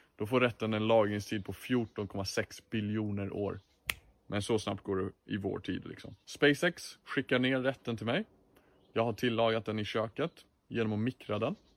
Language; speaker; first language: Swedish; early bilingual, other home language; English